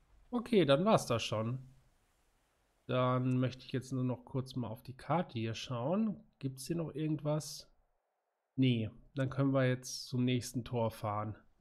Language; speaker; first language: German; native; German